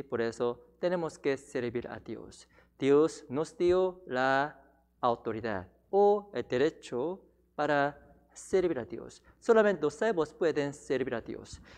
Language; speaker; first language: Spanish; non-native, learner; Korean